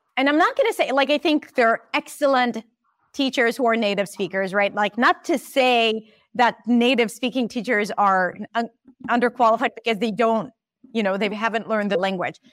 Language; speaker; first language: English; non-native, fluent; Hebrew